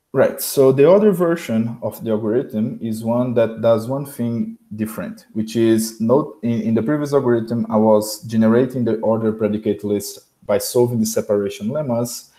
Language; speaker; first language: English; non-native, fluent; Portuguese